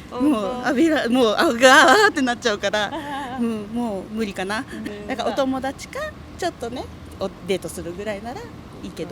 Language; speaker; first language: Japanese; native; Japanese